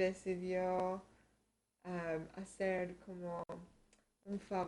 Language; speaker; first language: Spanish; early bilingual, heritage; Spanish